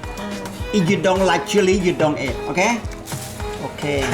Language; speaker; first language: English; non-native, learner; Khmer